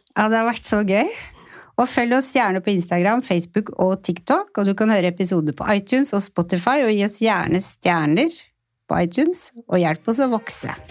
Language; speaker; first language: Norwegian; native; Norwegian